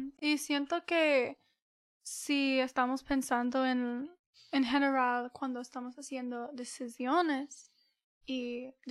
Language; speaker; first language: Spanish; early bilingual, heritage; English